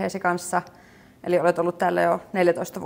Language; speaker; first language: Finnish; native; Finnish